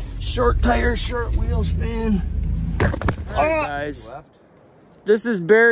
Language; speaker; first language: English; native; English